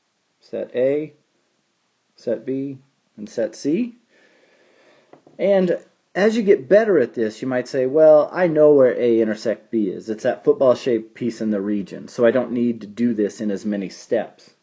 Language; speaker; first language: English; native; English